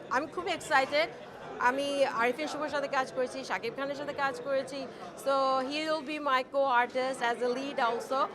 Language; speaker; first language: Bangla; early bilingual, heritage; Bangla